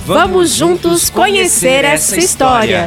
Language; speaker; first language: Portuguese; native; Portuguese